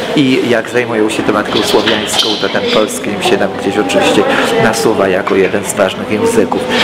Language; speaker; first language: Polish; native; Polish